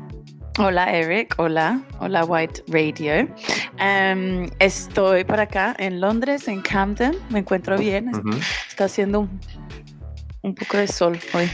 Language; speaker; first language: Spanish; early bilingual, heritage; Spanish